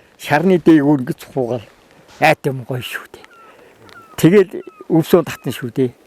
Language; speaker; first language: Mongolian; native; Mongolian